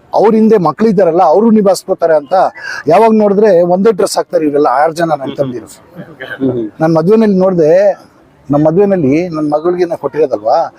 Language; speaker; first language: Kannada; non-native, local second language; Urdu